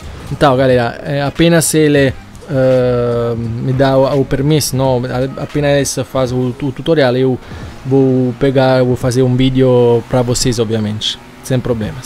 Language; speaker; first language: Portuguese; non-native, learner; Italian